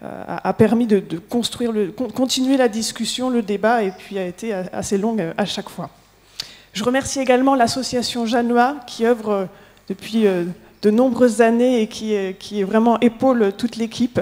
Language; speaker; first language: French; native; French